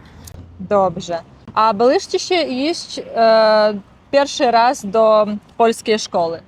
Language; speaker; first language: Polish; non-native, learner; Russian